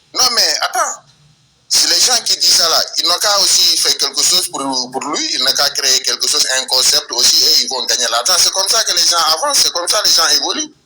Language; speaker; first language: French; non-native, local second language; Wolof